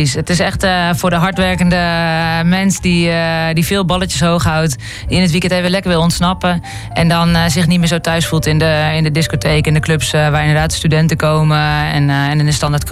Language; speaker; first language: Dutch; native; Dutch